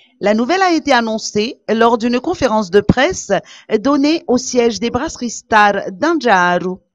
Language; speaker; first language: French; non-native, local second language; Malagasy